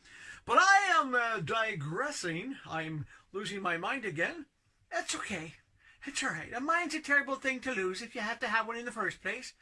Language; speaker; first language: English; native; English